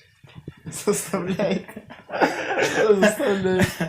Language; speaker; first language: Russian; non-native, local second language; Kazakh